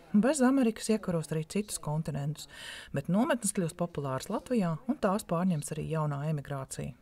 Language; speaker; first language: Latvian; native; Latvian